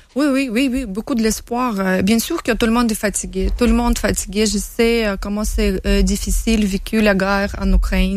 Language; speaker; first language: French; non-native, learner; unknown